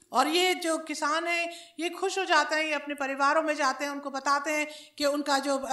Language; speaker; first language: Hindi; native; Hindi